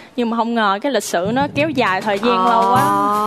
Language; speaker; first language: Vietnamese; native; Vietnamese